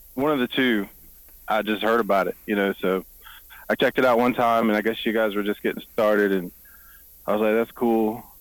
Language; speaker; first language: English; native; English